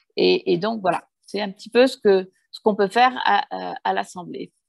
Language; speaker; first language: French; early bilingual, heritage; Spanish